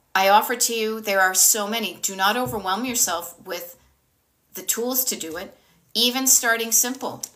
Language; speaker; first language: English; native; English